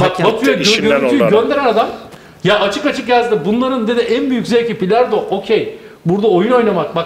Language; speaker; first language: Turkish; native; Turkish